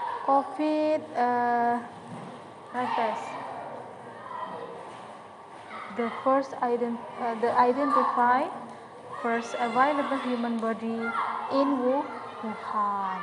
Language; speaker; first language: English; non-native, learner; Indonesian